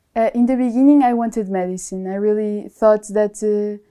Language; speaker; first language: English; non-native, fluent; Portuguese